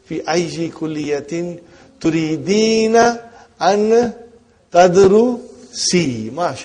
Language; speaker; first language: Arabic; non-native, fluent; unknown